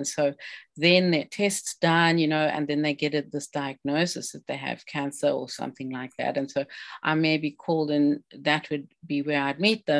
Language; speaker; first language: English; native; English